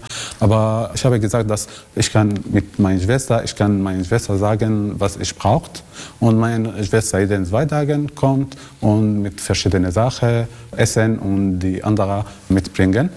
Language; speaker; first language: German; non-native, learner; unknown